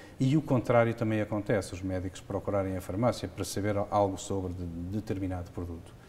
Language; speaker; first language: Portuguese; native; Portuguese